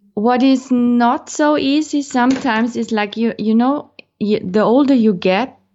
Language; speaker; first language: English; non-native, fluent; German